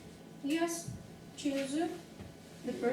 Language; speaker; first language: English; non-native, fluent; Russian